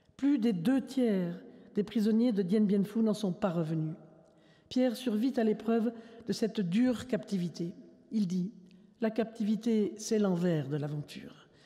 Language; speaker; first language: French; native; French